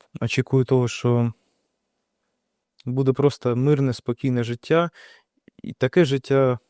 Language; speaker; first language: Ukrainian; non-native, local second language; Russian